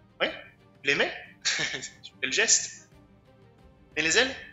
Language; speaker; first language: French; native; French